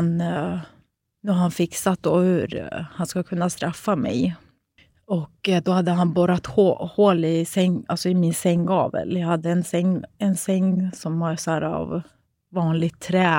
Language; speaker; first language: Swedish; native; Swedish